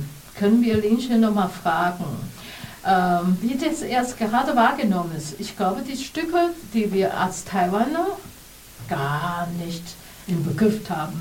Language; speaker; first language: German; non-native, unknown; Chinese